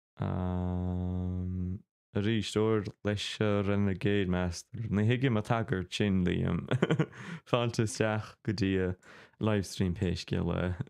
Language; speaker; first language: Irish; non-native, local second language; English